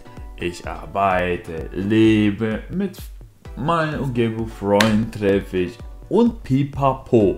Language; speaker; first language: German; non-native, learner; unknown